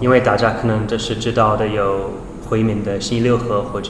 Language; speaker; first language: Chinese; non-native, fluent; English